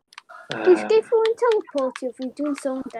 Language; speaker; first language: Welsh; non-native, local second language; English